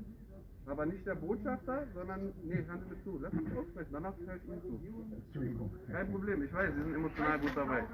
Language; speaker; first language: German; native; German